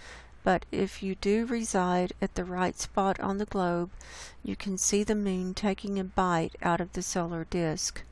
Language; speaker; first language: English; native; English